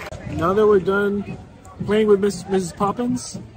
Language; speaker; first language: English; early bilingual, other home language; Spanish